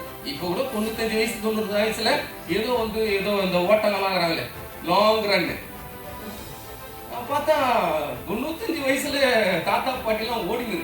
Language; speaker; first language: Tamil; native; Tamil